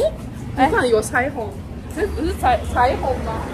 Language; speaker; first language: Chinese; non-native, learner; Japanese